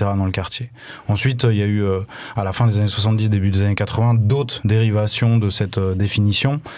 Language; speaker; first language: French; native; French